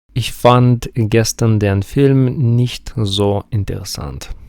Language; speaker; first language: German; non-native, fluent; Ukrainian